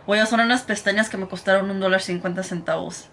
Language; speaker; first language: Spanish; early bilingual, heritage; Spanish